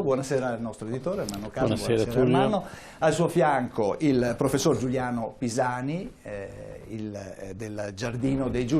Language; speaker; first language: Italian; native; Italian